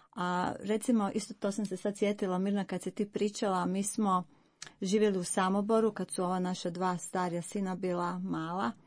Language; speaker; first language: Croatian; native; Croatian